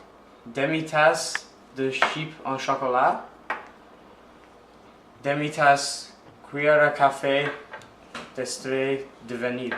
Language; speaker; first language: French; non-native, learner; English